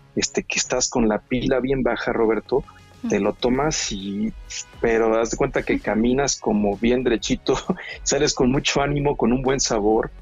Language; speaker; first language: Spanish; native; Spanish